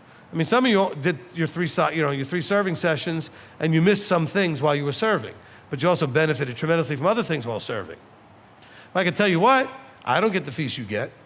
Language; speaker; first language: English; native; English